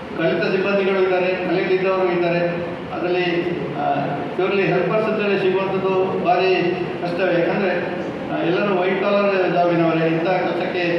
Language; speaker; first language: Kannada; native; Kannada